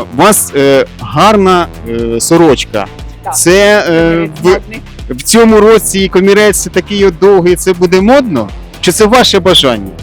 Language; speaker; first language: Ukrainian; native; Ukrainian